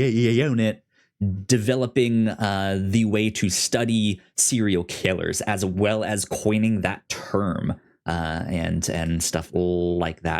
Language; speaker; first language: English; native; English